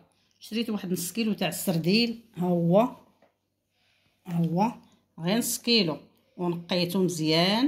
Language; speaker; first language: Arabic; native; Arabic